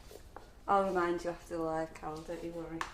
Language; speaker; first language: English; native; English